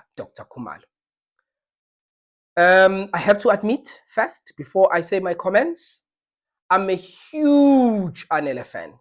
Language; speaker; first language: English; non-native, local second language; Zulu